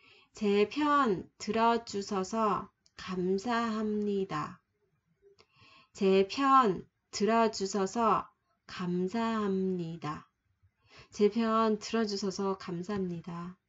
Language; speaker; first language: Korean; non-native, fluent; Vietnamese